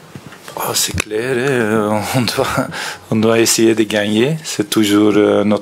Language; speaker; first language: French; non-native, fluent; Dutch